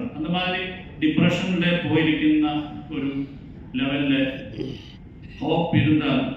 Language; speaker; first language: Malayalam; non-native, learner; Tamil